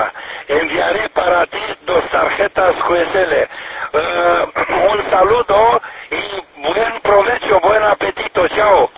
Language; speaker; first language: Spanish; non-native, learner; Romanian